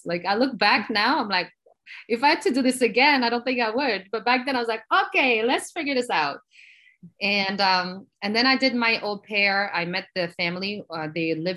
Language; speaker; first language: English; non-native, fluent; Arabic